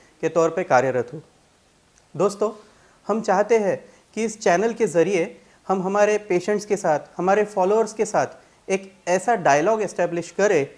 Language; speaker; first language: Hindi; non-native, local second language; Marathi